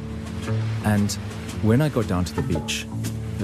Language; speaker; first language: English; native; English